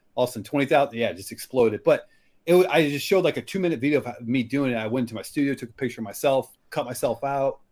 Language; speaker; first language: English; native; English